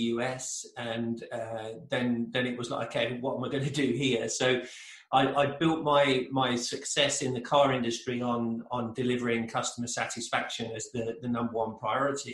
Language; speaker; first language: English; native; English